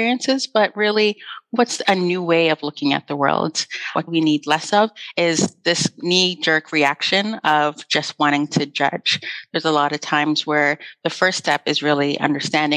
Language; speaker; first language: English; native; English